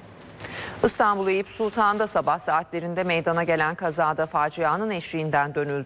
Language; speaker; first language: Turkish; native; Turkish